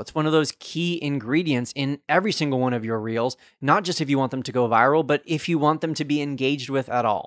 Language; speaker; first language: English; native; English